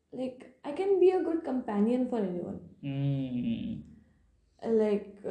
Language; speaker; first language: Hindi; non-native, local second language; Bangla